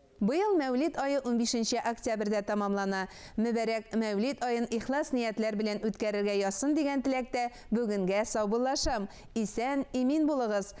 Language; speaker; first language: Tatar; native; Tatar